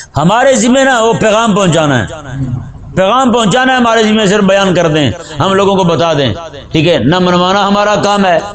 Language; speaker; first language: Urdu; native; Urdu